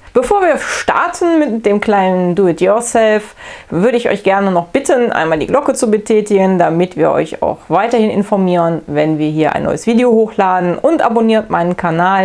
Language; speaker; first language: German; native; German